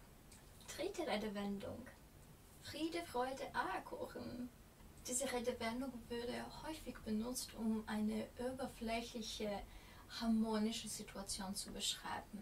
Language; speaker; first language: German; non-native, fluent; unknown